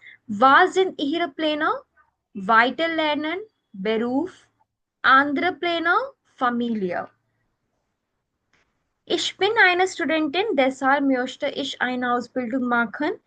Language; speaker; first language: German; non-native, fluent; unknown